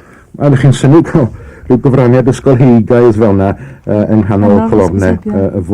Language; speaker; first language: Welsh; native; Welsh